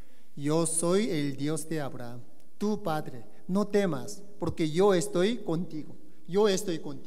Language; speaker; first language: Spanish; non-native, learner; Korean